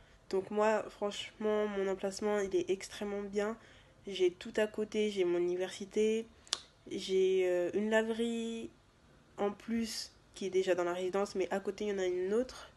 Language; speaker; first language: French; native; French